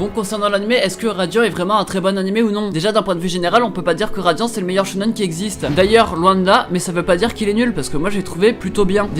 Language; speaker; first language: French; native; French